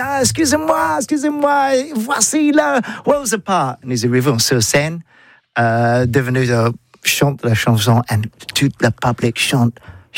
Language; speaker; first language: French; non-native, learner; English